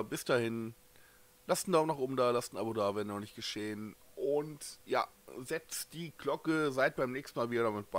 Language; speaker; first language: German; native; German